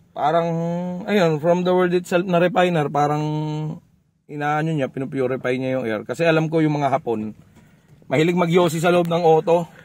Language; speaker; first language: Filipino; native; Filipino